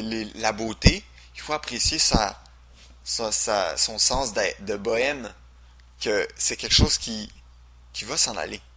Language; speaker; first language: French; native; French